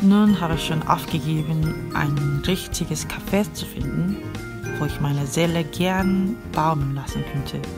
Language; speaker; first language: German; non-native, fluent; Korean